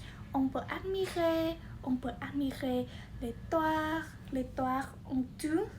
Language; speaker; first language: French; non-native, learner; Vietnamese